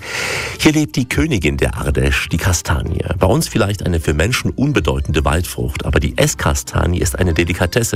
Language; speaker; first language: German; native; German